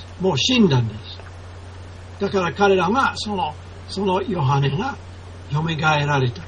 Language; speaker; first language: Japanese; non-native, fluent; English